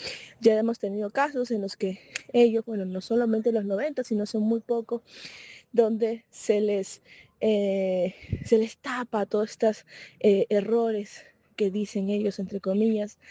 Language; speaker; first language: Spanish; native; Spanish